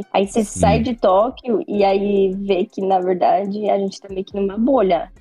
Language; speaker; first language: Portuguese; native; Portuguese